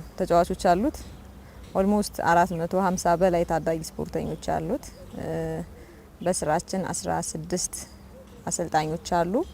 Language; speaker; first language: Amharic; native; Amharic